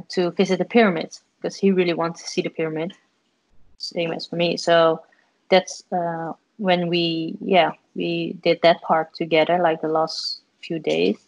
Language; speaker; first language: English; non-native, fluent; Dutch